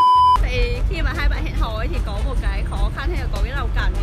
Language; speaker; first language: Vietnamese; native; Vietnamese